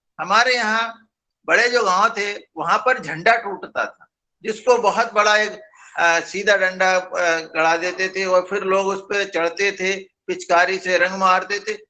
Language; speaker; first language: Hindi; native; Hindi